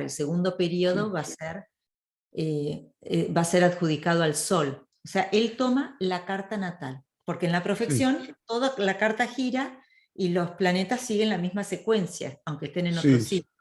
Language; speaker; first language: Spanish; native; Spanish